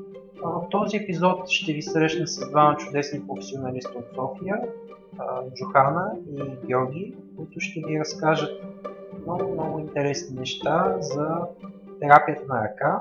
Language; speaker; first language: Bulgarian; native; Bulgarian